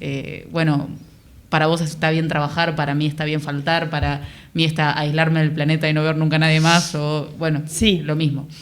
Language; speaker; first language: Spanish; native; Spanish